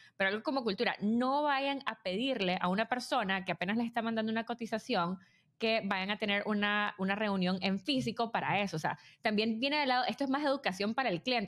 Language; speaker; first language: Spanish; native; Spanish